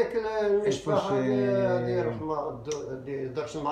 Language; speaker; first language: Hebrew; non-native, fluent; Arabic